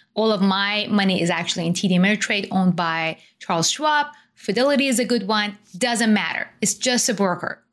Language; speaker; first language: English; non-native, fluent; Persian